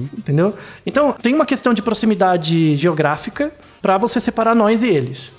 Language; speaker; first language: Portuguese; native; Portuguese